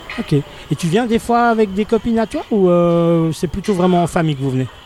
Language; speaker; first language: French; native; French